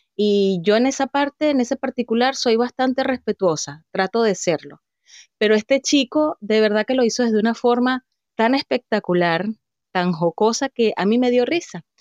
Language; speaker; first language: Spanish; native; Spanish